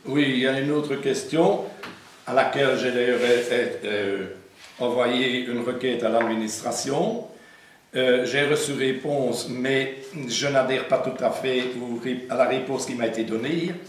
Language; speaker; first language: French; native; French